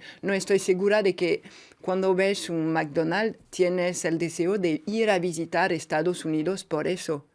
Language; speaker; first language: Spanish; non-native, fluent; French